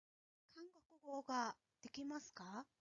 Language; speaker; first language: Japanese; non-native, fluent; Mongolian